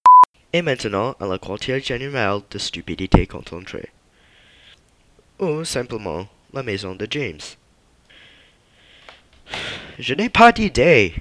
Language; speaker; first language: French; non-native, learner; English